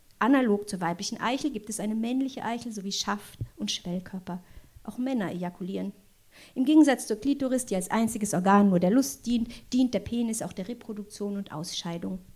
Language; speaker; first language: German; non-native, local second language; French